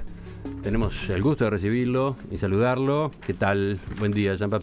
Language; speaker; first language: Spanish; native; Spanish